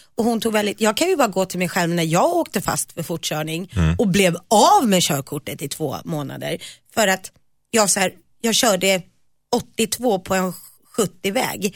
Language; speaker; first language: Swedish; native; Swedish